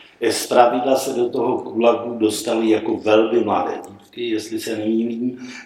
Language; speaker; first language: Czech; native; Czech